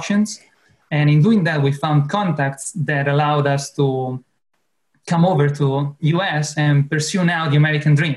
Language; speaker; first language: English; non-native, fluent; Italian